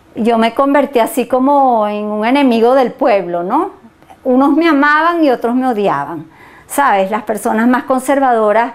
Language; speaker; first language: Spanish; native; Spanish